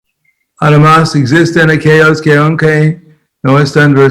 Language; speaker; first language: Spanish; non-native, fluent; English